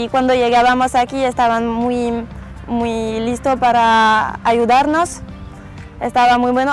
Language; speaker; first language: Spanish; non-native, fluent; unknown